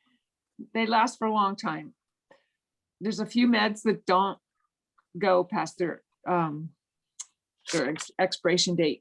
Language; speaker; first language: English; native; English